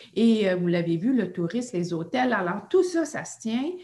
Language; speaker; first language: French; native; French